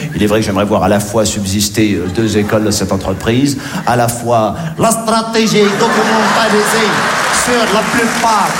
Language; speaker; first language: French; native; French